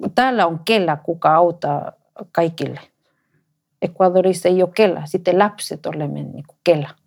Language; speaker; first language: Finnish; non-native, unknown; Spanish